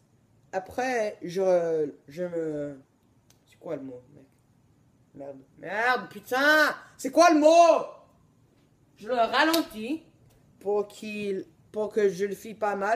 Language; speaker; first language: French; non-native, learner; English